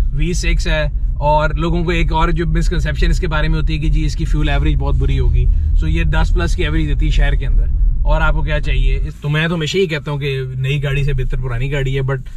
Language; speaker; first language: Urdu; non-native, local second language; Punjabi